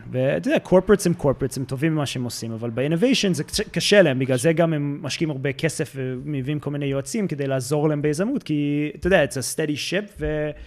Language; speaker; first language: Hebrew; early bilingual, heritage; Hebrew